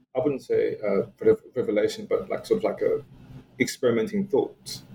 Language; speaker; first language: English; non-native, fluent; Chinese